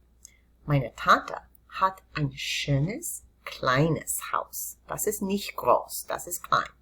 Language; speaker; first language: German; non-native, fluent; English